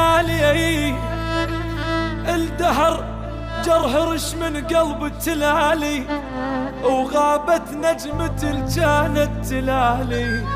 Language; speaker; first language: Arabic; native; Arabic